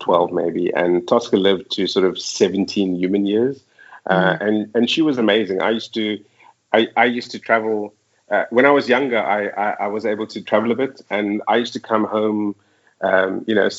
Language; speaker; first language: English; native; English